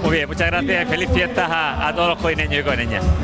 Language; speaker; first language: Spanish; native; Spanish